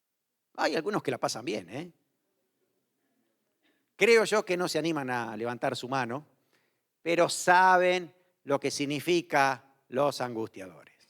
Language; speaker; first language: Spanish; native; Spanish